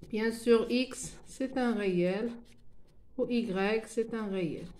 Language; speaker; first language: French; non-native, local second language; Arabic